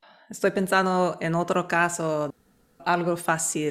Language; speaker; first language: Spanish; non-native, fluent; English